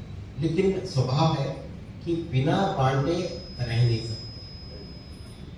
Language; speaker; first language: Hindi; non-native, local second language; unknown